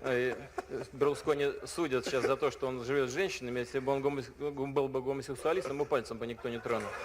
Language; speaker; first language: Russian; native; Russian